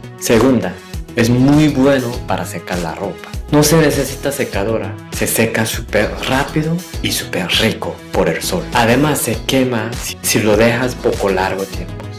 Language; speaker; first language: Spanish; non-native, fluent; Korean